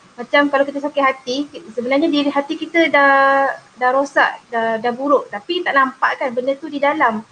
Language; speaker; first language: Malay; non-native, local second language; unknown